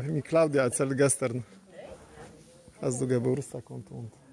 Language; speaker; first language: German; non-native, learner; Polish